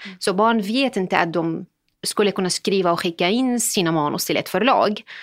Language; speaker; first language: Swedish; non-native, fluent; Arabic